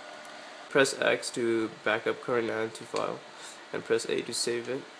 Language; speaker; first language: English; native; English